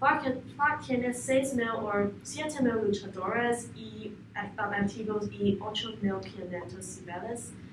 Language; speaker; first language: Spanish; non-native, learner; English